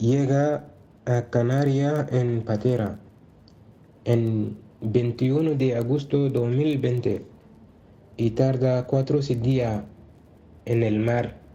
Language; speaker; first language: Spanish; non-native, learner; Soninke